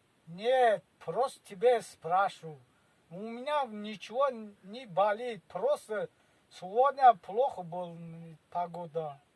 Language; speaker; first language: Russian; non-native, learner; Tajik